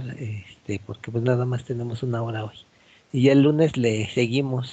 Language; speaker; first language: Spanish; native; Spanish